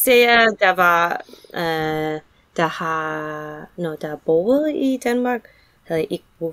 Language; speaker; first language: Danish; non-native, fluent; English